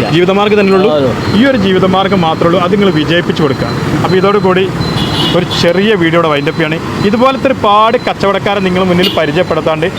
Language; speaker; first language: Malayalam; native; Malayalam